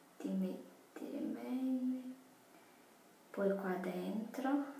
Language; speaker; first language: Italian; non-native, fluent; Portuguese